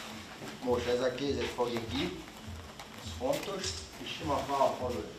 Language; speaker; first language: Hungarian; non-native, learner; Portuguese